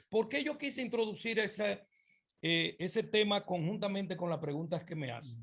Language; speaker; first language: Spanish; native; Spanish